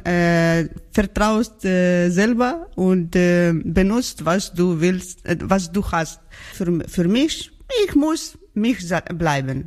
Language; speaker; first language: German; non-native, learner; Georgian